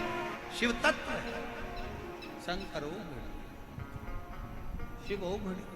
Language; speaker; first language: Hindi; native; Hindi